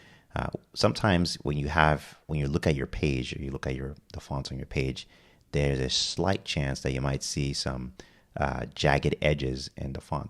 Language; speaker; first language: English; native; English